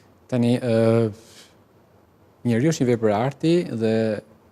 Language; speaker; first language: Albanian; native; Albanian